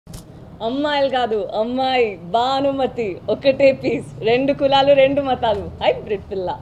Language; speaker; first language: Telugu; non-native, learner; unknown